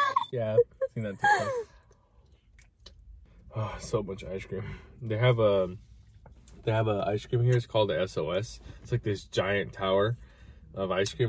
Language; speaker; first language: English; early bilingual, other home language; Spanish